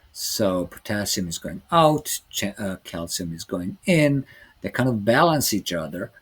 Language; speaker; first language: English; non-native, fluent; Serbian